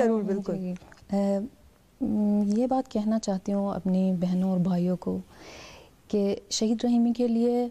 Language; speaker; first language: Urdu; non-native, fluent; Persian